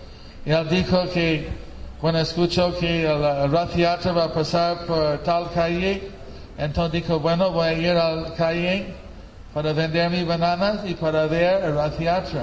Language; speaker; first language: Spanish; non-native, fluent; English